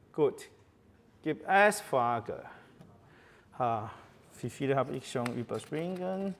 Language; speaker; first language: German; non-native, learner; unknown